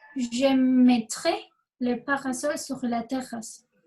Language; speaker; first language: French; non-native, learner; Spanish